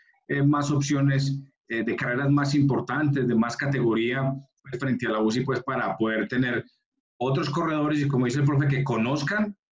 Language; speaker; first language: Spanish; native; Spanish